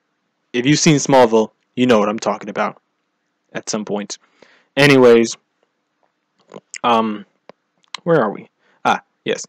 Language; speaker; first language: English; native; English